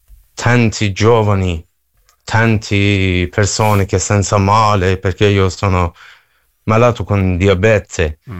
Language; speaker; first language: Italian; non-native, learner; Persian